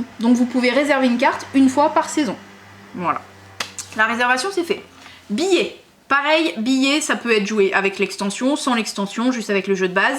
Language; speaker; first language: French; native; French